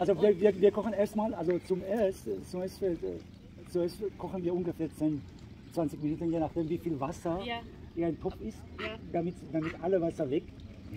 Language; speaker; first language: German; non-native, learner; Persian